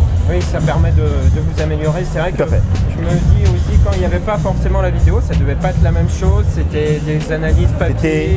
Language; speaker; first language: French; native; French